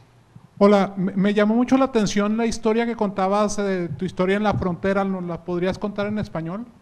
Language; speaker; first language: Spanish; native; Spanish